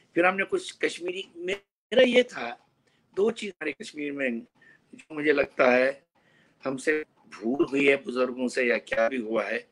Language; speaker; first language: Hindi; native; Hindi